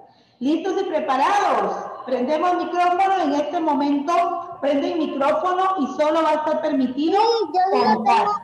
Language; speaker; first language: Spanish; native; Spanish